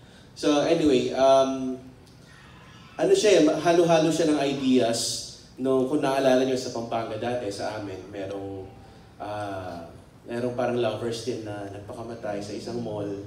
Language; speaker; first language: Filipino; native; Filipino